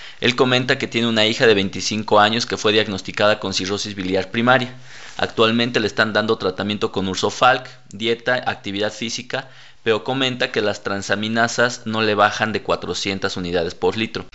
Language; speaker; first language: Spanish; native; Spanish